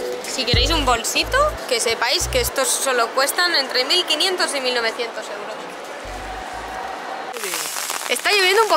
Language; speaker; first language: Spanish; native; Spanish